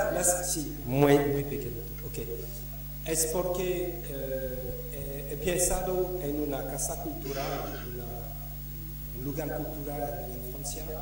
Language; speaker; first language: Spanish; non-native, learner; French